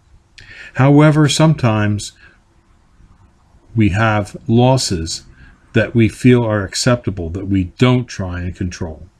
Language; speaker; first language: English; native; English